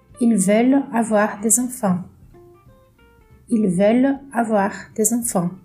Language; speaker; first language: French; non-native, fluent; Portuguese